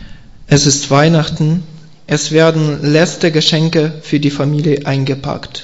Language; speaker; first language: German; non-native, learner; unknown